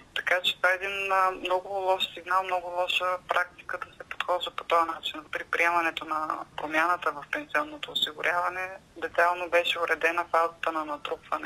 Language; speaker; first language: Bulgarian; native; Bulgarian